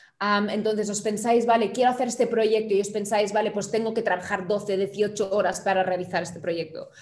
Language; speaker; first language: Spanish; non-native, fluent; German